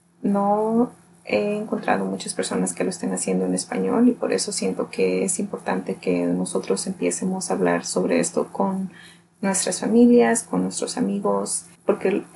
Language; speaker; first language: Spanish; early bilingual, heritage; Spanish